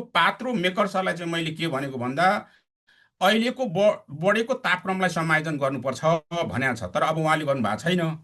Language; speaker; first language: Nepali; non-native, local second language; Limbu